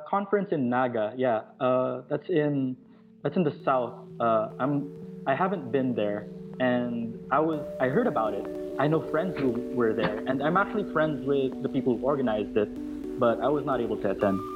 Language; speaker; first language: English; non-native, local second language; Filipino